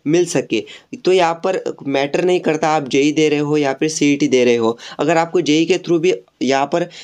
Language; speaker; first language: Hindi; non-native, local second language; Marathi